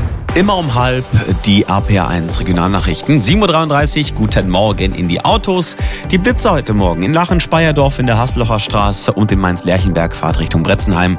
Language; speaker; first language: German; native; German